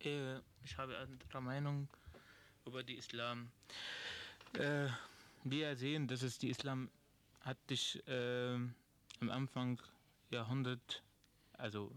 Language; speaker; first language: German; non-native, learner; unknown